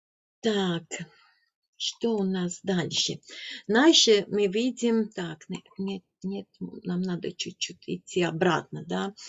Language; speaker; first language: Russian; non-native, fluent; Latvian